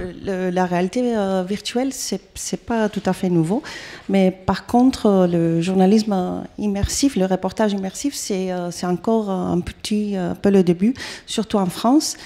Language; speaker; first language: French; non-native, fluent; Greek